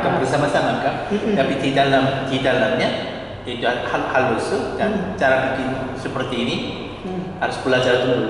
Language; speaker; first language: Indonesian; non-native, learner; Korean